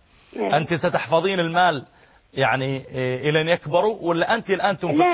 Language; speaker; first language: Arabic; native; Arabic